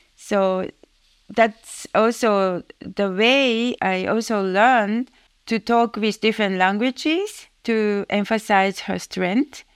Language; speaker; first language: English; non-native, fluent; Japanese